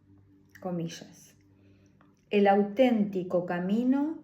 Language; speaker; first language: Spanish; native; Spanish